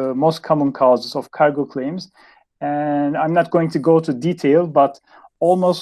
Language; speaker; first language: English; non-native, fluent; Turkish